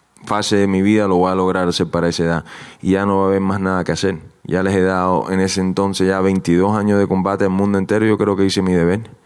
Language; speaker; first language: Spanish; early bilingual, heritage; Spanish